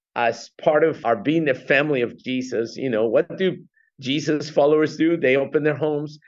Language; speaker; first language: English; non-native, fluent; Spanish